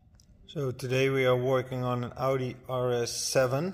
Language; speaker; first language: English; non-native, fluent; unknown